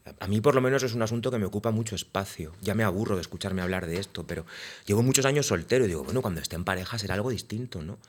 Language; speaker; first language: Spanish; native; Spanish